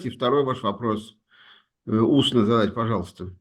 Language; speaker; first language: Russian; native; Russian